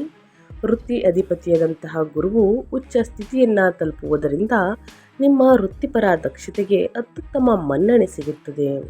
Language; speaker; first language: Kannada; native; Kannada